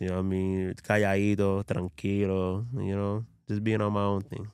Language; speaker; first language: English; early bilingual, other home language; Spanish